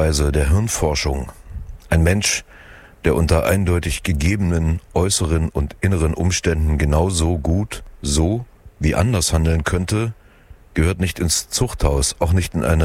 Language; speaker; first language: German; native; German